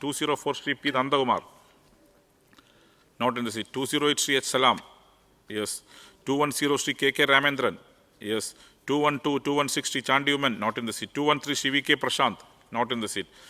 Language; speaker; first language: English; non-native, local second language; Malayalam